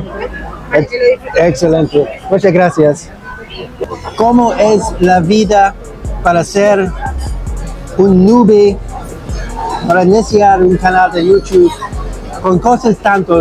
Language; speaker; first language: Spanish; non-native, learner; English